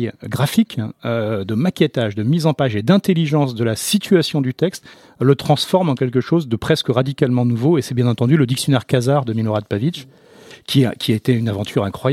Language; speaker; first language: French; native; French